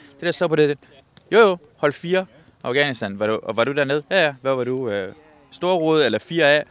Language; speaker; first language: Danish; non-native, fluent; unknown